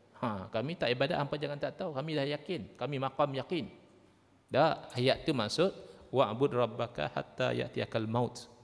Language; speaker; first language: Malay; native; Malay